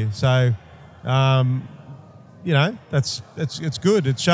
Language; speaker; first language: English; native; English